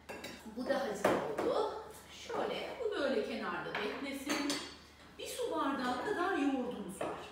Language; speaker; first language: Turkish; native; Turkish